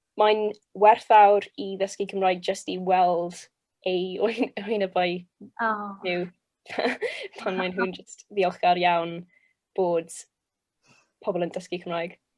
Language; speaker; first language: Welsh; non-native, local second language; English